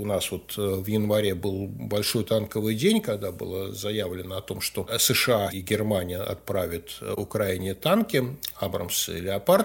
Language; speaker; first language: Russian; native; Russian